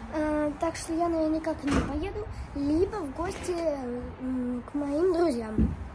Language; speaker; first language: Russian; early bilingual, heritage; Russian